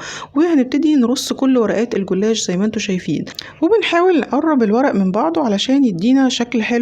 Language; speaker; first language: Arabic; native; Arabic